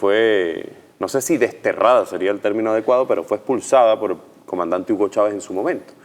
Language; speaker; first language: Spanish; native; Spanish